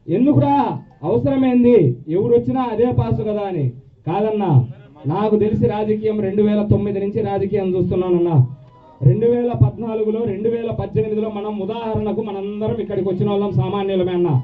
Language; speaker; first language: Telugu; native; Telugu